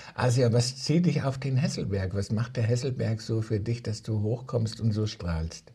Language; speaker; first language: German; native; German